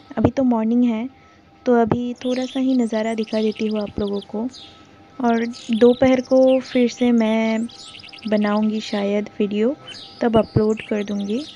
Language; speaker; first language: Hindi; non-native, local second language; Assamese